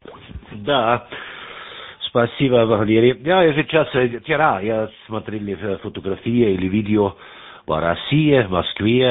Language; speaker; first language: Russian; non-native, learner; German